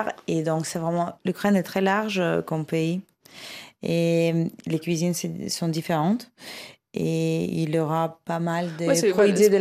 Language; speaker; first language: French; non-native, fluent; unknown